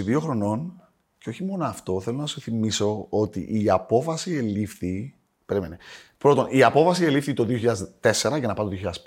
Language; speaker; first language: Greek; native; Greek